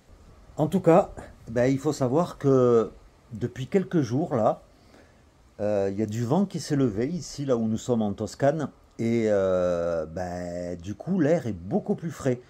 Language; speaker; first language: French; native; French